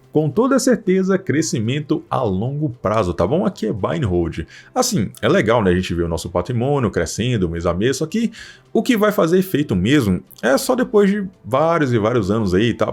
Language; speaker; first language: Portuguese; native; Portuguese